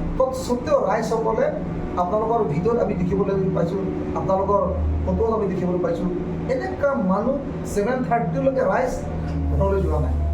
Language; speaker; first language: Assamese; non-native, local second language; Karbi